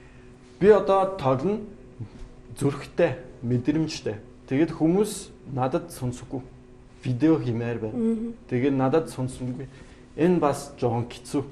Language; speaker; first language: Mongolian; non-native, learner; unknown